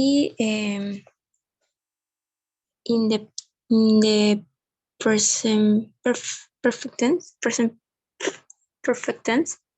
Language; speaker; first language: English; non-native, learner; Spanish